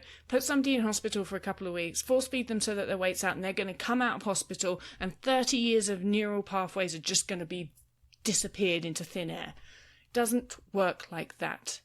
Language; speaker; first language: English; native; English